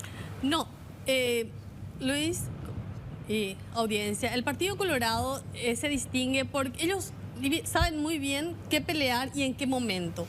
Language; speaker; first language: Spanish; native; Spanish